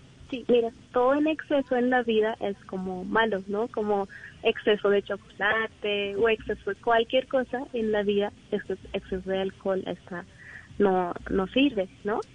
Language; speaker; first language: Spanish; non-native, learner; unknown